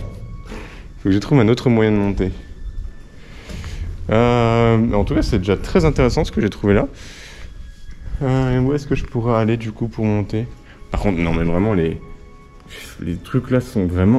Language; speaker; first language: French; native; French